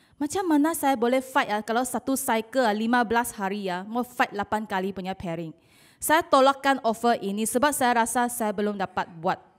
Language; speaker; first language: Malay; non-native, local second language; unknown